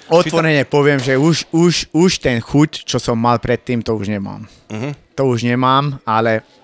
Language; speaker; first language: Slovak; non-native, local second language; Hungarian